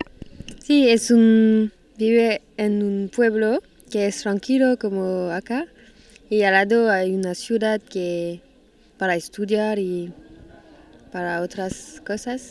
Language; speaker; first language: Spanish; non-native, learner; French